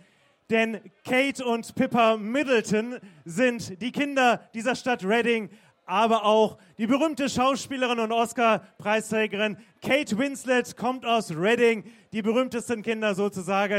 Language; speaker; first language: German; native; German